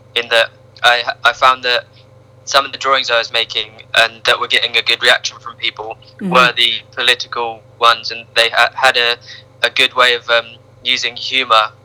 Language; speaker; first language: English; native; English